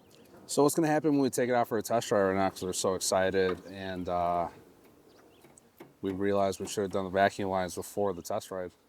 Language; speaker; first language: English; native; English